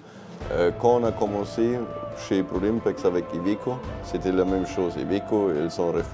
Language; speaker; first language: French; non-native, learner; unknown